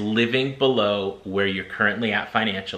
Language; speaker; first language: English; native; English